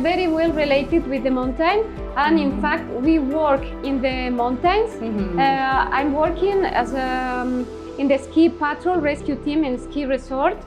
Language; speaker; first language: English; non-native, learner; Spanish